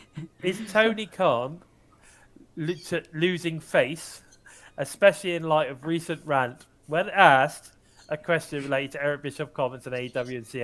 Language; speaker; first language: English; native; English